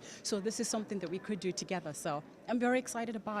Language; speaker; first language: English; non-native, local second language; Tswana